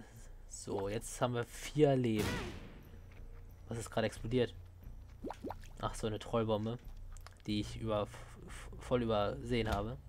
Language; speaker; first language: German; native; German